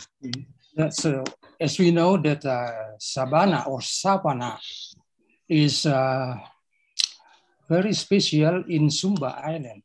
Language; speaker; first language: English; non-native, fluent; Indonesian